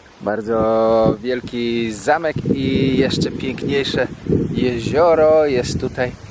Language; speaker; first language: Polish; native; Polish